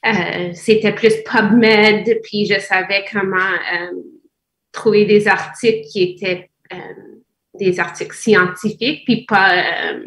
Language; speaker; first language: French; non-native, fluent; English